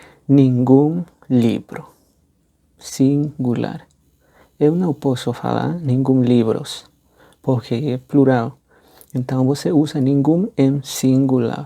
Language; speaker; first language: Portuguese; non-native, fluent; Spanish